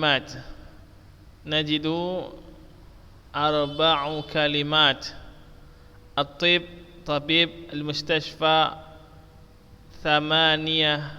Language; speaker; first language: Arabic; non-native, fluent; Indonesian